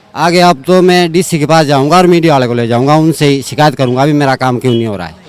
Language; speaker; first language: Hindi; native; Hindi